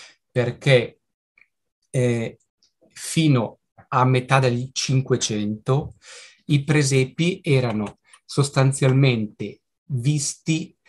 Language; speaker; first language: Italian; native; Italian